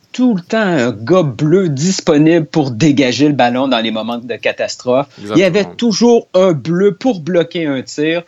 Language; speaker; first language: French; native; French